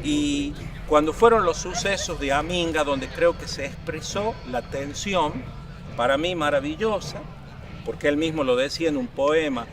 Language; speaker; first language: Spanish; native; Spanish